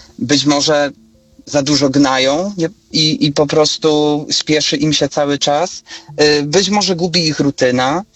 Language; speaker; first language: Polish; native; Polish